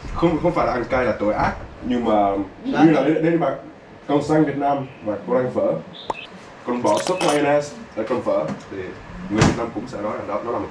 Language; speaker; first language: Vietnamese; non-native, fluent; French